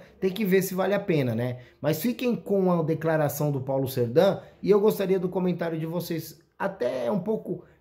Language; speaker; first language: Portuguese; native; Portuguese